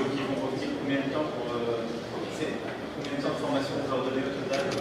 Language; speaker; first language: French; native; French